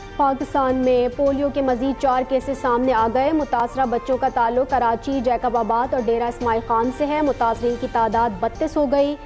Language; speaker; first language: Urdu; native; Urdu